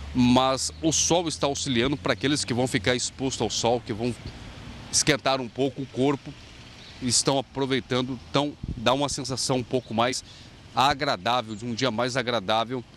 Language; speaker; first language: Portuguese; native; Portuguese